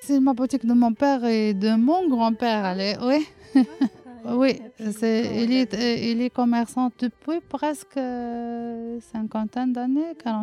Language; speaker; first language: French; non-native, learner; Arabic